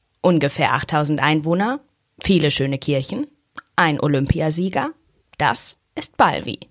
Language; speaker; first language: German; native; German